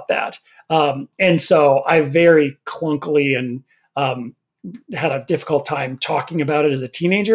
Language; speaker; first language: English; native; English